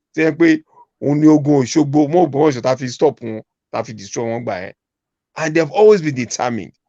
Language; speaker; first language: English; non-native, local second language; Yoruba